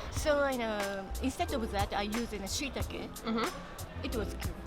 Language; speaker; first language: English; non-native, fluent; Japanese